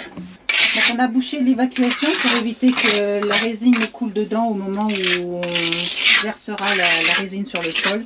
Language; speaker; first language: French; native; French